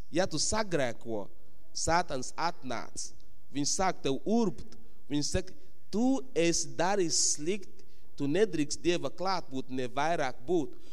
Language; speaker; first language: Latvian; non-native, fluent; English